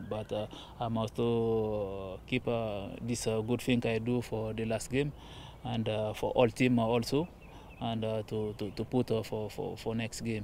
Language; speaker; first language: English; non-native, learner; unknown